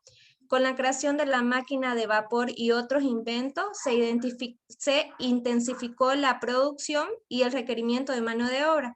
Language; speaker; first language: Spanish; native; Spanish